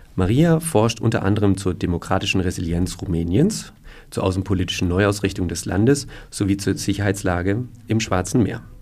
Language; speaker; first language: German; native; German